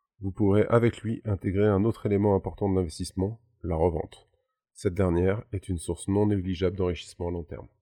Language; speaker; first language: French; native; French